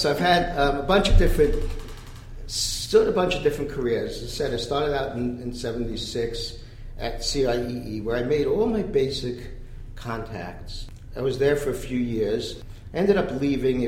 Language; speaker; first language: English; native; English